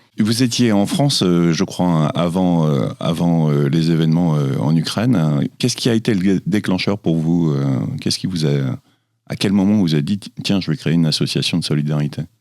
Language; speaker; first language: French; native; French